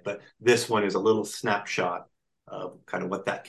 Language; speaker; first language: English; native; English